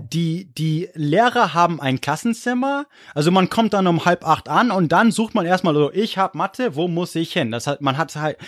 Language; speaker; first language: German; non-native, fluent; English